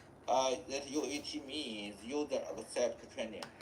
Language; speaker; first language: English; non-native, learner; Chinese